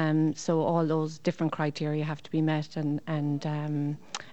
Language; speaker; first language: English; native; English